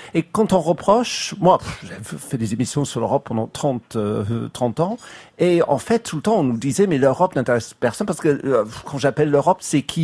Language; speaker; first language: French; non-native, fluent; English